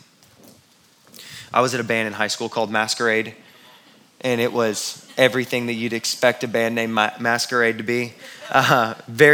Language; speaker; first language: English; native; English